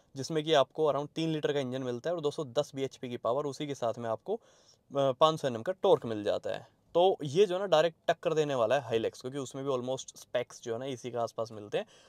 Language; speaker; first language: Hindi; native; Hindi